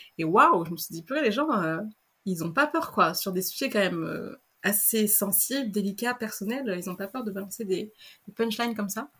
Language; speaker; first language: French; native; French